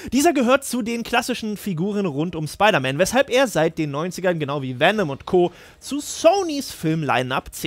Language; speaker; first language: German; native; German